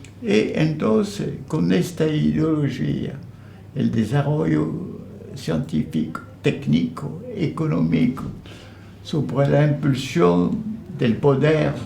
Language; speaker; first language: Spanish; non-native, fluent; French